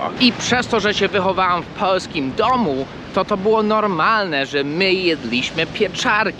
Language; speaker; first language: Polish; early bilingual, heritage; Polish